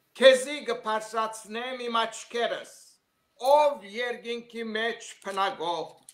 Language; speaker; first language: Armenian; early bilingual, heritage; Armenian